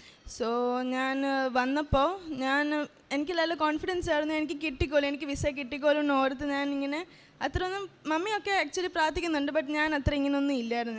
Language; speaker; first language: Malayalam; early bilingual, heritage; Malayalam